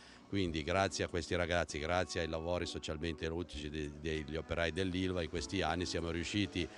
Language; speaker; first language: Italian; native; Italian